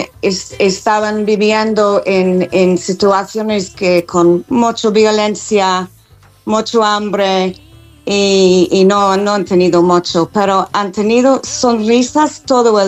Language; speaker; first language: Spanish; non-native, fluent; English